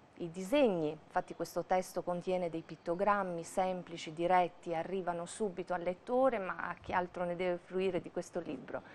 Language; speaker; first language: Italian; non-native, fluent; Albanian